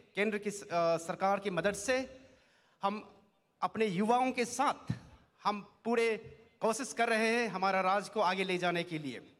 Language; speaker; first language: Hindi; non-native, local second language; Nyishi